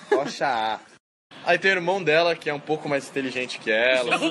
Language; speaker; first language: Portuguese; native; Portuguese